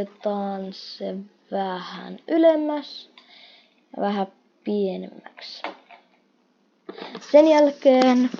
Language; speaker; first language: Finnish; non-native, fluent; Russian